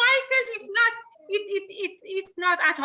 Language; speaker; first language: English; non-native, learner; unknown